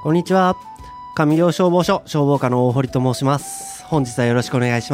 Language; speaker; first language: Japanese; native; Japanese